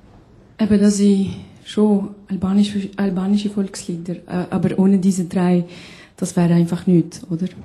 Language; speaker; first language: German; non-native, fluent; Albanian